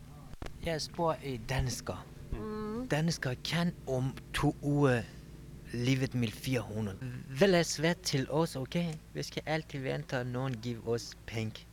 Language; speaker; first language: Danish; non-native, learner; Kurdish